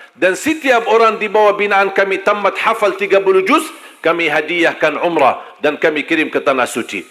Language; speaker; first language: Malay; non-native, fluent; Arabic